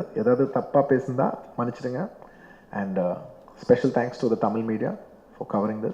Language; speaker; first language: Tamil; non-native, local second language; Telugu